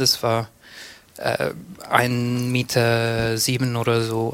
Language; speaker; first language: German; non-native, learner; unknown